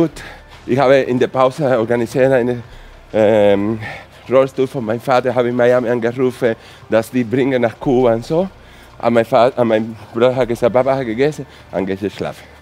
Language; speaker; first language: German; non-native, fluent; Spanish